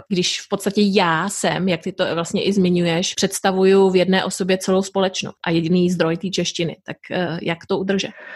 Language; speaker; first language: Czech; native; Czech